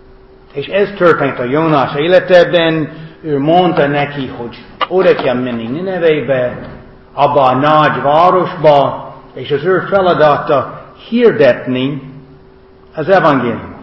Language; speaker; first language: Hungarian; non-native, fluent; English